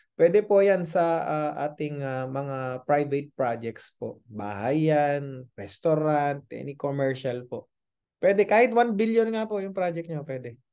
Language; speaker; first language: Filipino; non-native, local second language; Iloko